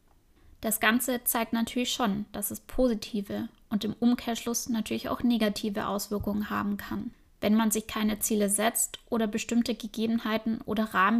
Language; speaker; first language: German; native; German